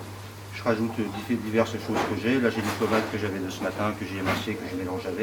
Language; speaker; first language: French; native; French